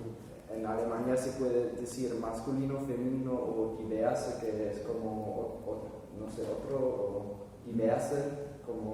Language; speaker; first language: Spanish; non-native, fluent; German